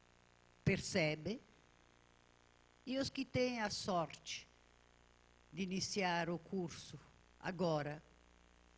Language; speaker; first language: Portuguese; native; Portuguese